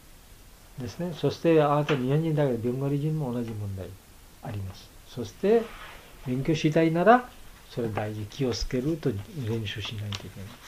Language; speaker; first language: Japanese; non-native, learner; Bangla